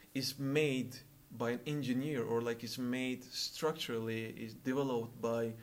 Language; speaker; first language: English; non-native, fluent; Albanian